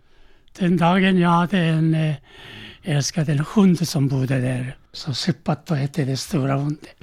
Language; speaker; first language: Swedish; non-native, learner; Korean